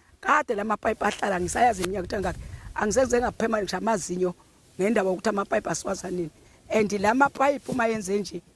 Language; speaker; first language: Zulu; native; Zulu